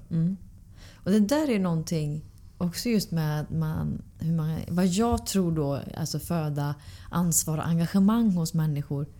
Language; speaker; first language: Swedish; native; Swedish